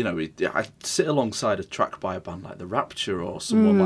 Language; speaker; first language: English; native; English